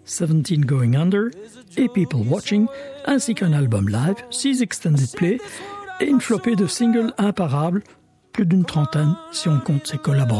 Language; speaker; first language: French; native; French